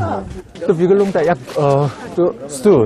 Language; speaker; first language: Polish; non-native, learner; Korean